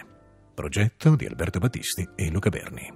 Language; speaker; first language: Italian; native; Italian